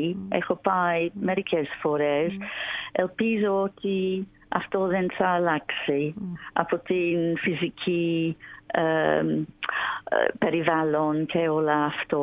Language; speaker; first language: Greek; non-native, learner; English